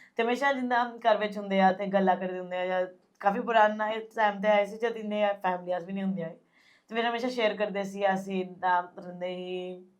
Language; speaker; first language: Punjabi; early bilingual, heritage; Punjabi